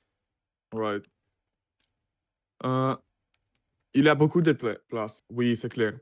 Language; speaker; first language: French; non-native, learner; Russian